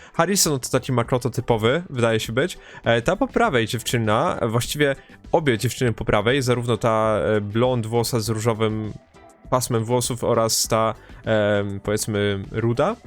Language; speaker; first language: Polish; native; Polish